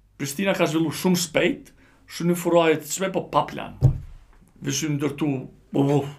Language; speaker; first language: Albanian; early bilingual, heritage; Albanian